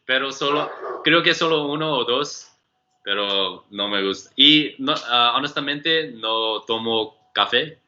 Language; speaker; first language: Spanish; non-native, learner; English